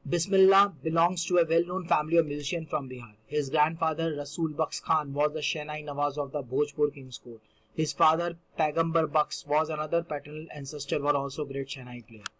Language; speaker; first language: English; non-native, local second language; Hindi